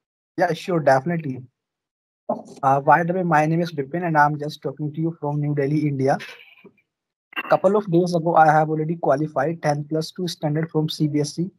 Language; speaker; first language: English; non-native, learner; Hindi